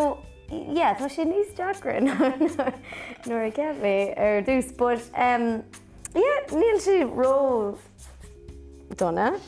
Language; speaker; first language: Irish; non-native, local second language; English